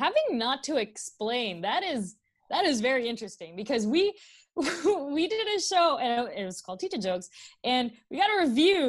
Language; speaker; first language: English; non-native, local second language; Filipino